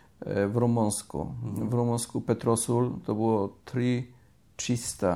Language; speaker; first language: Slovak; non-native, learner; Polish